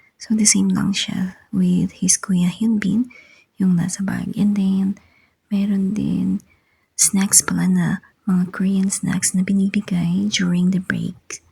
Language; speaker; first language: Filipino; native; Filipino